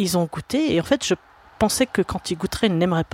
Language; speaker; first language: French; native; French